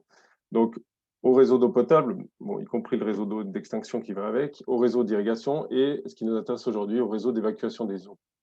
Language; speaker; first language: French; native; French